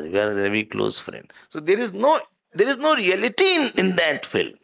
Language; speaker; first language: English; non-native, local second language; Hindi